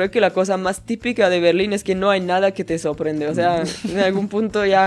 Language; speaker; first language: Spanish; non-native, fluent; German